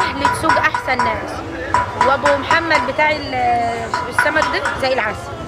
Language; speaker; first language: Arabic; native; Arabic